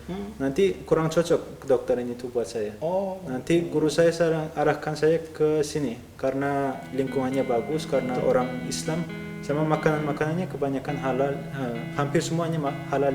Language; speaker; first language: Indonesian; non-native, fluent; Turkmen